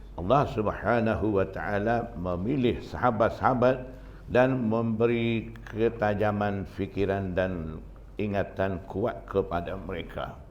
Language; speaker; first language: Malay; non-native, fluent; Burmese